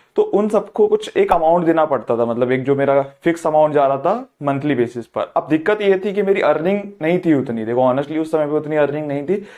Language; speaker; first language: Hindi; native; Hindi